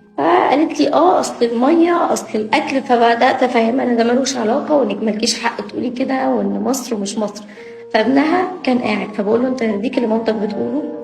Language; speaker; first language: Egyptian Arabic; native; Egyptian Arabic